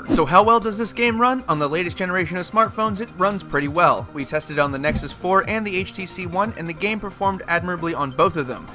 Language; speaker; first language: English; native; English